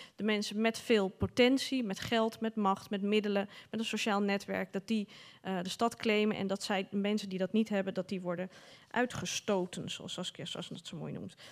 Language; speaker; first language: Dutch; native; Dutch